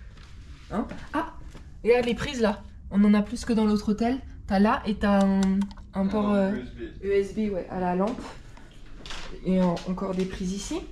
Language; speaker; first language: French; native; French